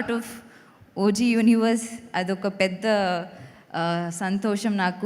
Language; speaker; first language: Telugu; non-native, local second language; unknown